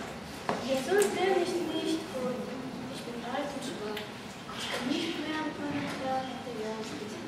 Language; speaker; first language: German; non-native, learner; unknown